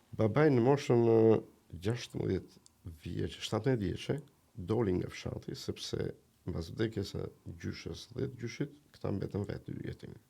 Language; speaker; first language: Albanian; native; Albanian